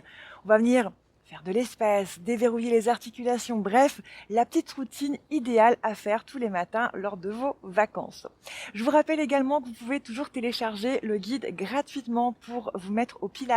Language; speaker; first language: French; native; French